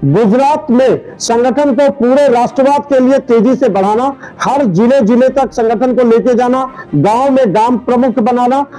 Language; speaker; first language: Hindi; native; Hindi